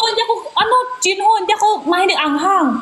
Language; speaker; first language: Filipino; non-native, learner; Korean